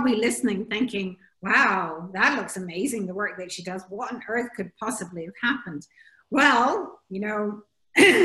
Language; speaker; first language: English; native; English